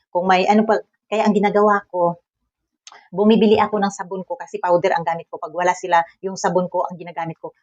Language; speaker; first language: Filipino; native; Filipino